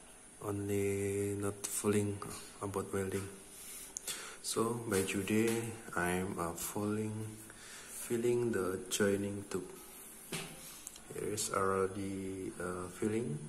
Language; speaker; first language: English; non-native, learner; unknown